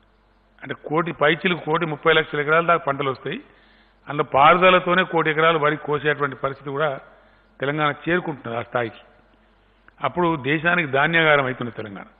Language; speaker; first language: Telugu; native; Telugu